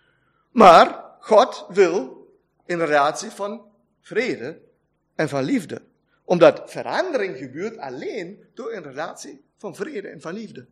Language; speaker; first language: Dutch; non-native, fluent; German